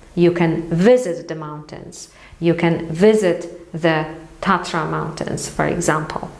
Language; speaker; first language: English; non-native, fluent; Polish